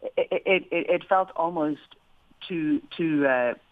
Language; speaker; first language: English; native; English